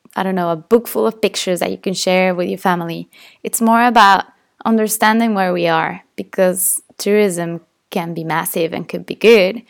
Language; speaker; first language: English; non-native, fluent; Spanish